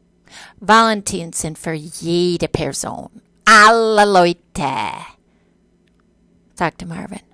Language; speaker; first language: German; non-native, fluent; English